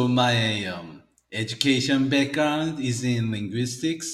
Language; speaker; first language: English; native; English